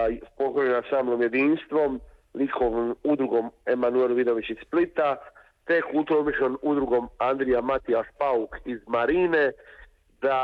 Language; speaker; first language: Serbian; native; Serbian